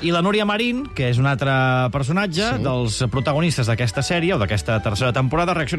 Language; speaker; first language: Catalan; native; Catalan